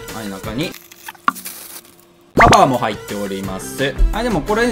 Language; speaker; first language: Japanese; native; Japanese